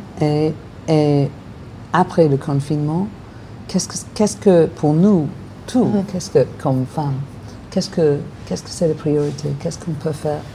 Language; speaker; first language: French; non-native, learner; English